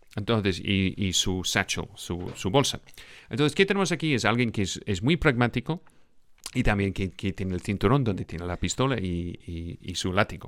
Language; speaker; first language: Spanish; non-native, fluent; English